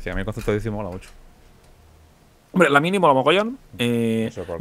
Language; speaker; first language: Spanish; native; Spanish